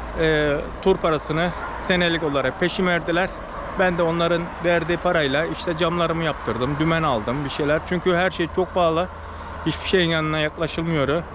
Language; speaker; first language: Turkish; native; Turkish